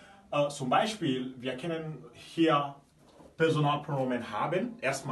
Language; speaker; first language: German; non-native, fluent; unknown